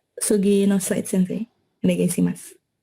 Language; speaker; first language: Japanese; non-native, learner; Indonesian